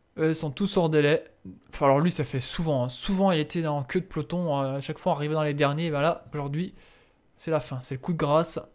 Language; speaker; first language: French; native; French